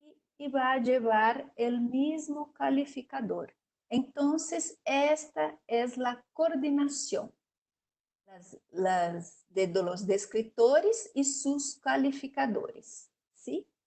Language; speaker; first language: Spanish; non-native, learner; Portuguese